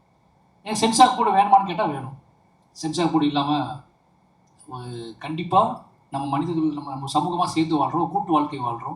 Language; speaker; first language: Tamil; native; Tamil